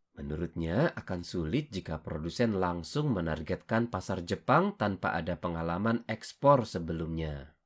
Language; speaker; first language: Indonesian; native; Indonesian